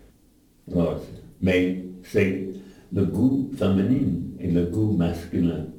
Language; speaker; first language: French; non-native, learner; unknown